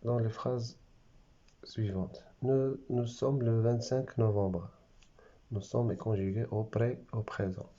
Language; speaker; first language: French; non-native, local second language; Arabic